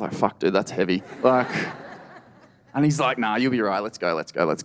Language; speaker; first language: English; native; English